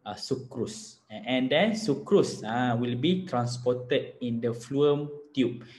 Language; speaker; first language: English; non-native, local second language; Malay